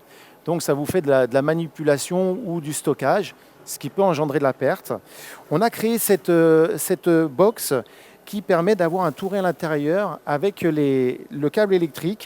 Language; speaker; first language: French; native; French